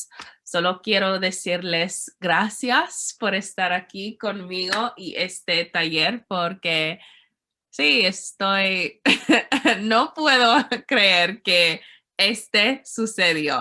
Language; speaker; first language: Spanish; non-native, learner; English